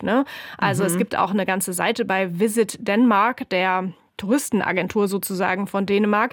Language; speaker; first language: German; native; German